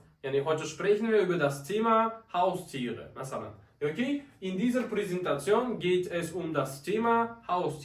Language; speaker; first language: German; non-native, fluent; Uzbek